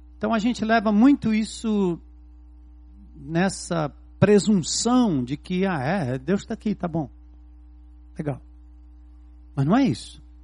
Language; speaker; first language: Portuguese; native; Portuguese